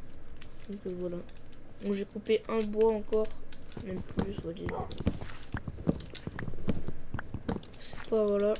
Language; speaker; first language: French; native; French